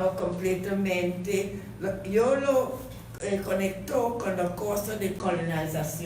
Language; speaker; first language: Spanish; non-native, fluent; English